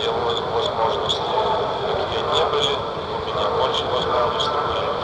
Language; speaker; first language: Russian; non-native, fluent; Lithuanian